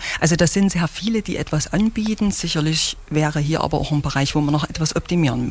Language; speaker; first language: German; native; German